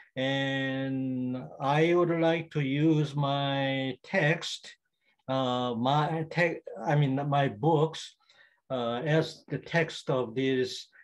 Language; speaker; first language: English; non-native, fluent; Korean